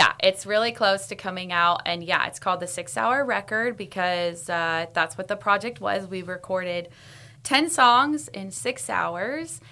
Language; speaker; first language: English; native; English